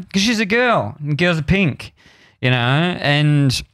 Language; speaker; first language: English; native; English